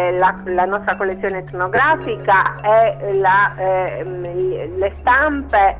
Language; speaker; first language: Italian; native; Italian